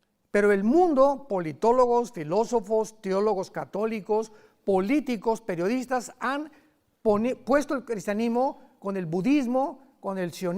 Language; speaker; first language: Spanish; native; Spanish